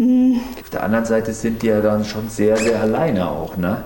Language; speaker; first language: German; native; German